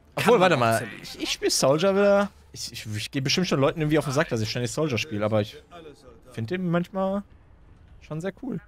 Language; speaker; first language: German; native; German